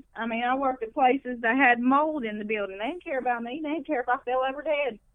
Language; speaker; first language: English; native; English